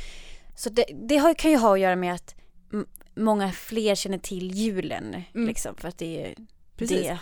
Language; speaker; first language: Swedish; native; Swedish